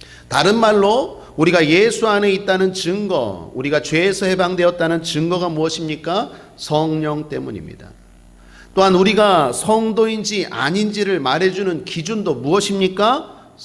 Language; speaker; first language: Korean; native; Korean